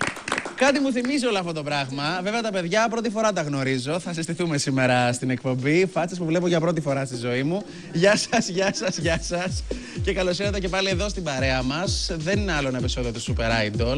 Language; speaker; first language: Greek; native; Greek